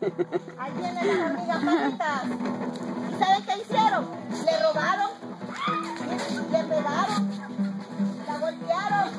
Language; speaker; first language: Spanish; native; Spanish